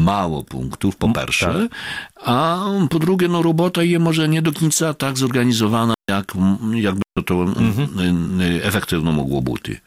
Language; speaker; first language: Ukrainian; non-native, fluent; Polish